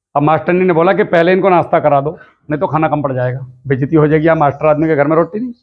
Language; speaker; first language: Hindi; native; Hindi